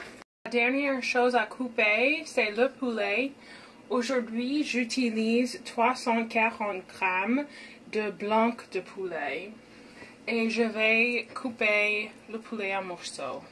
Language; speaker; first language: French; non-native, fluent; English